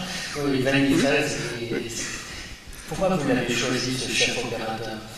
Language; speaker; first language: French; native; French